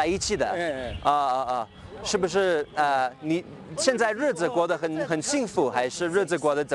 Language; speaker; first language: Chinese; non-native, fluent; English